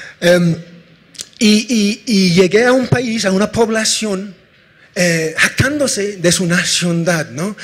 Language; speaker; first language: Spanish; non-native, fluent; English